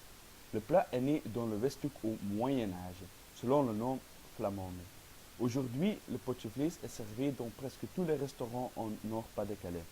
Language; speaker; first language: French; non-native, learner; Dutch